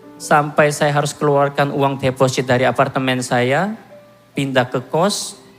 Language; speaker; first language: Indonesian; non-native, fluent; Korean